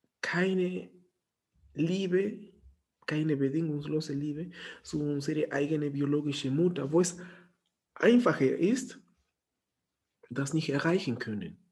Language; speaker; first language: German; non-native, fluent; Spanish